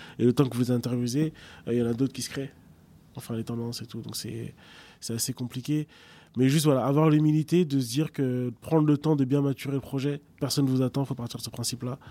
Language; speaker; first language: French; early bilingual, other home language; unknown